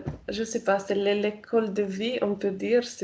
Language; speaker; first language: French; non-native, fluent; Romanian